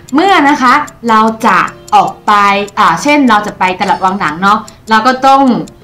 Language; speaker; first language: Thai; non-native, fluent; Chinese